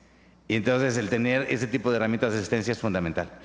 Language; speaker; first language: Spanish; native; Spanish